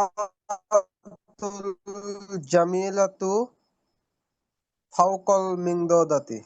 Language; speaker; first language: Arabic; non-native, learner; Bangla